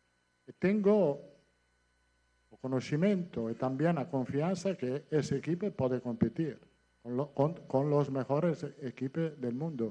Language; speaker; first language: Portuguese; non-native, fluent; Italian